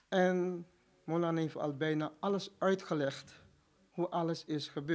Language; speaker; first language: Dutch; non-native, fluent; Urdu